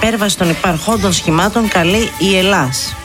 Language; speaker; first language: Greek; native; Greek